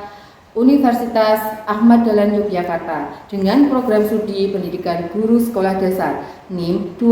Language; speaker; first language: Malay; native; Malay